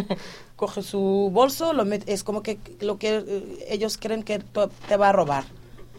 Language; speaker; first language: Spanish; non-native, fluent; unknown